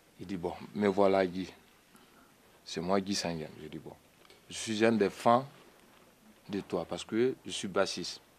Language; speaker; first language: French; non-native, local second language; Mandingo